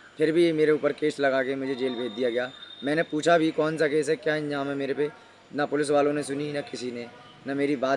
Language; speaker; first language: Hindi; native; Hindi